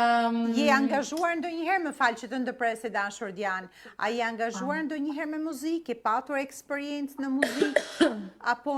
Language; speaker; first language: Albanian; native; Albanian